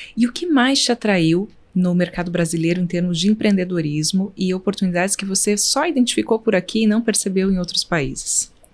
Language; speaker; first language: Portuguese; native; Portuguese